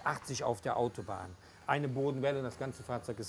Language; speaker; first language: German; native; German